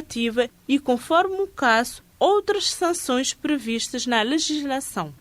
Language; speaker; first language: Portuguese; non-native, local second language; Kabuverdianu